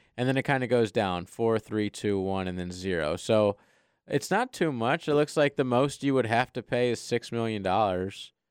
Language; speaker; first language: English; native; English